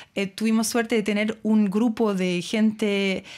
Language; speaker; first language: Spanish; non-native, fluent; French